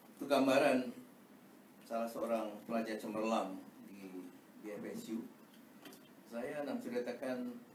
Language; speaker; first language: Malay; native; Malay